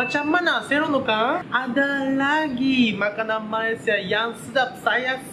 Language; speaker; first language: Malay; non-native, learner; Japanese